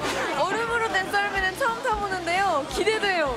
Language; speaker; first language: Korean; native; Korean